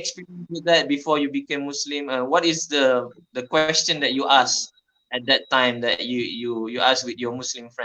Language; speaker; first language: English; non-native, fluent; Malay